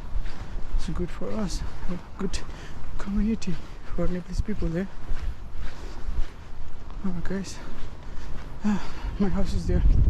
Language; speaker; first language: English; non-native, learner; Nepali